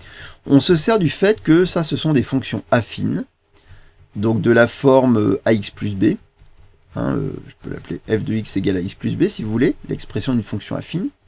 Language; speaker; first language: French; native; French